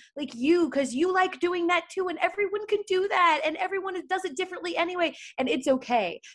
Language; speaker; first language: English; native; English